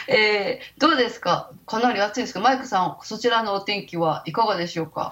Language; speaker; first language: Japanese; native; Japanese